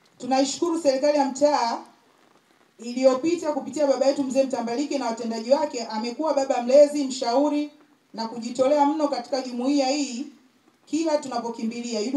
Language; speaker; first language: Swahili; native; Swahili